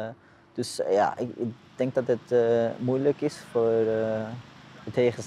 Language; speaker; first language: Dutch; non-native, fluent; Norwegian